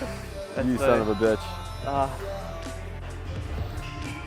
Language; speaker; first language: English; native; English